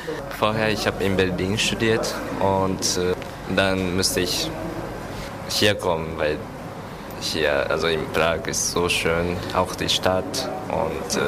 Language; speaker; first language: German; non-native, fluent; Japanese